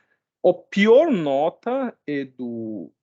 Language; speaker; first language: Portuguese; non-native, fluent; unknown